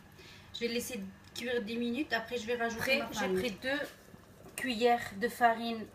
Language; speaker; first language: French; non-native, local second language; Arabic